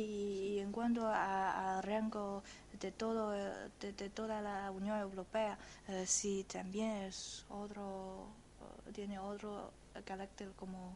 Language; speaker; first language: Spanish; non-native, fluent; Chinese